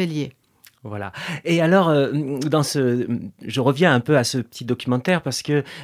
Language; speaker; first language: French; native; French